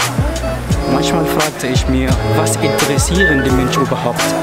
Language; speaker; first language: German; non-native, learner; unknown